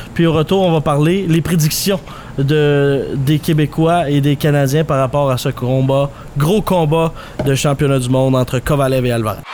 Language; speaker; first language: French; native; French